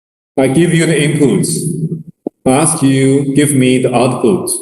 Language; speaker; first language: English; non-native, learner; Chinese